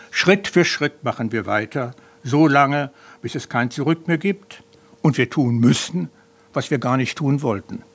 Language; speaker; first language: German; native; German